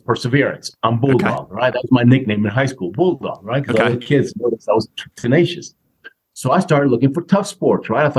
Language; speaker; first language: English; native; English